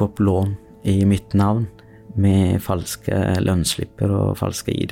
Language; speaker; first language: Norwegian; non-native, fluent; Tamil